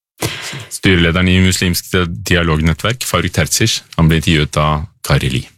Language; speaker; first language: Norwegian; native; Norwegian